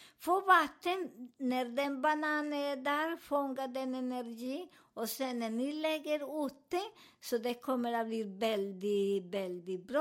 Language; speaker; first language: Swedish; non-native, learner; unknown